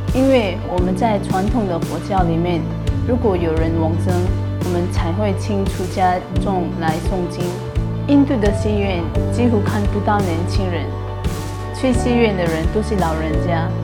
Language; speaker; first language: Chinese; non-native, fluent; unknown